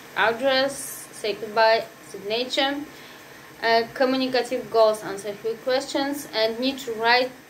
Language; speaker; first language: English; non-native, learner; Russian